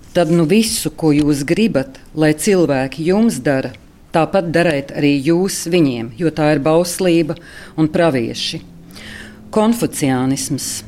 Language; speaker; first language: Latvian; native; Latvian